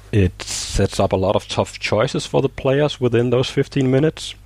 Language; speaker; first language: English; non-native, fluent; Danish